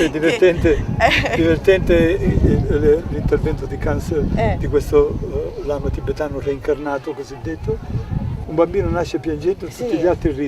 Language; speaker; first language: Italian; native; Italian